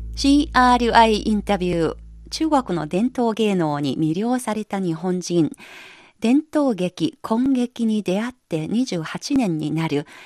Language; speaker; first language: Japanese; non-native, fluent; Chinese